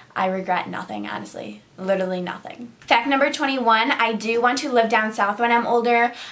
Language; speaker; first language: English; native; English